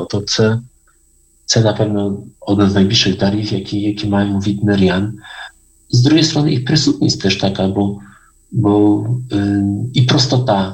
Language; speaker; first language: Polish; non-native, learner; Ukrainian